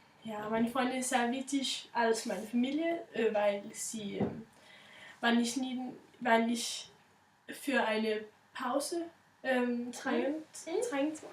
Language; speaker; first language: German; non-native, learner; Danish